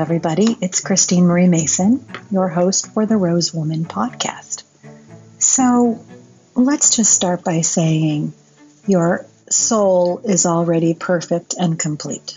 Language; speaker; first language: English; native; English